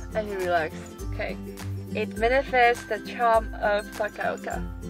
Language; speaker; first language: English; non-native, learner; Chinese